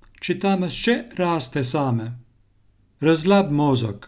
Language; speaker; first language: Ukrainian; non-native, learner; Finnish